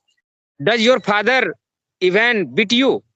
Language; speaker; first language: English; non-native, learner; Hindi